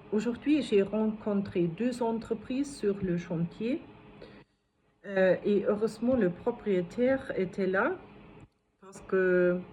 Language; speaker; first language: French; non-native, fluent; German